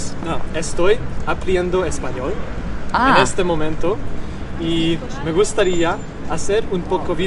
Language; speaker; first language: Spanish; non-native, learner; Hungarian